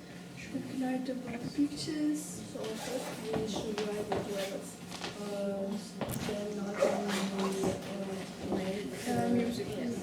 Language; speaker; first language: English; non-native, fluent; Russian